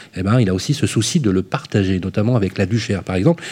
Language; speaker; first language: French; native; French